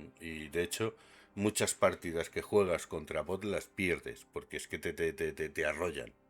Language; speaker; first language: Spanish; native; Spanish